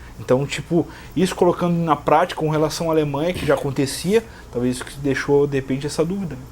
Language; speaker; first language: Portuguese; native; Portuguese